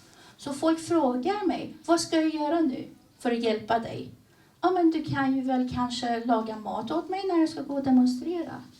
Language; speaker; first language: Swedish; early bilingual, other home language; Persian